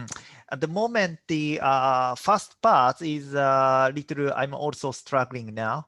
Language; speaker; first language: English; non-native, fluent; Japanese